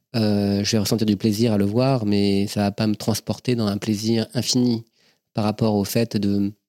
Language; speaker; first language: French; native; French